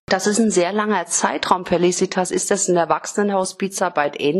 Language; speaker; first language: German; native; German